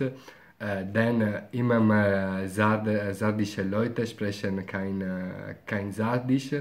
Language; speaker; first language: German; non-native, fluent; Italian